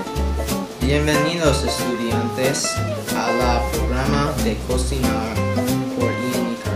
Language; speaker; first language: Spanish; non-native, learner; English